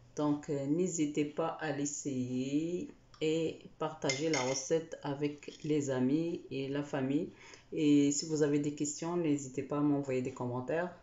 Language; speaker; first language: French; non-native, local second language; Arabic